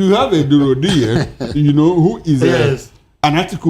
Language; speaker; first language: English; non-native, local second language; Igbo